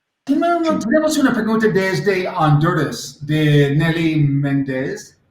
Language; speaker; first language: Spanish; non-native, learner; English